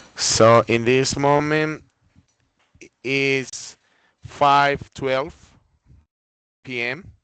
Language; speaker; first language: English; non-native, fluent; Spanish